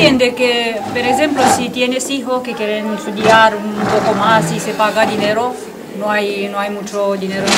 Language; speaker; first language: Spanish; non-native, learner; Romanian